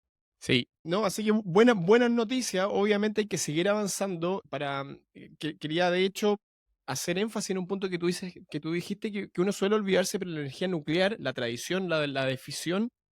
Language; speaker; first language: Spanish; native; Spanish